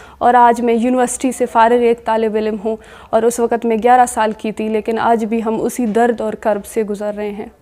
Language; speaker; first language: Urdu; non-native, local second language; Baluchi